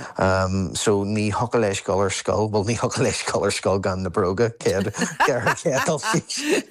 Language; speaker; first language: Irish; non-native, local second language; English